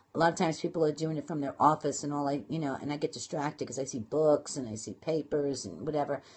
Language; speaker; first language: English; native; English